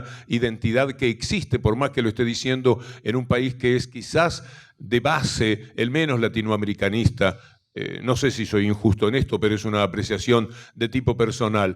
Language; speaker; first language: Spanish; native; Spanish